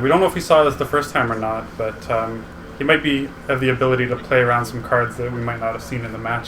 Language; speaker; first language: English; native; English